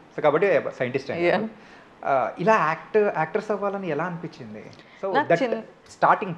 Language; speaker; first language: Telugu; native; Telugu